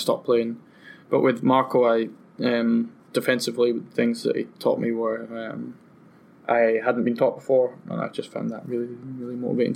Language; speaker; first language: English; native; English